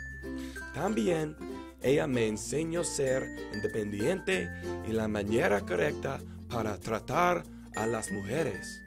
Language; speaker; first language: Spanish; non-native, learner; English